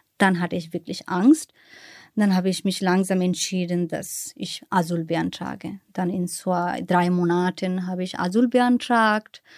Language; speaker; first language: German; non-native, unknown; Bangla